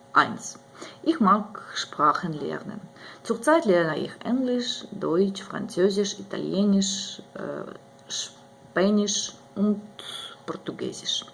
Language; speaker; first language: German; non-native, learner; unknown